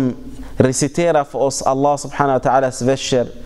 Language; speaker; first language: Swedish; non-native, fluent; Arabic